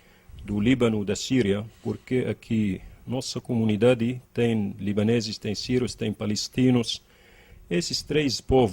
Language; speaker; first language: Portuguese; non-native, learner; Arabic